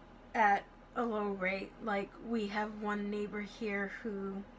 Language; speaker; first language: English; native; English